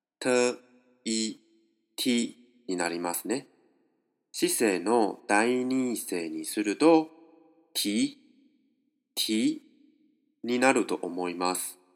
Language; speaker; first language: Japanese; non-native, fluent; Chinese